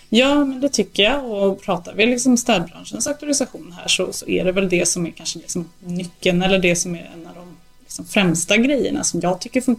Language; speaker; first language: Swedish; native; Swedish